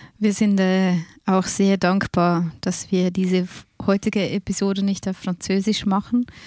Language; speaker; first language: German; native; German